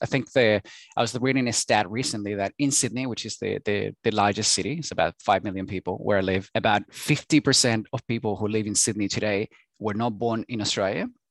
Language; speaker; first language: English; non-native, fluent; Spanish